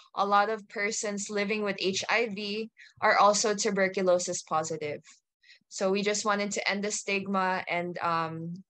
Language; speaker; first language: English; native; English